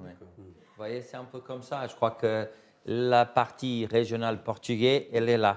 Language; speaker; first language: French; non-native, fluent; Portuguese